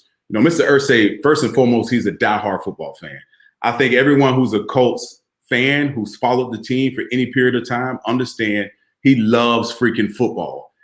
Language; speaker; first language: English; native; English